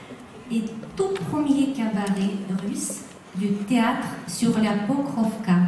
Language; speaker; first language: French; non-native, fluent; Russian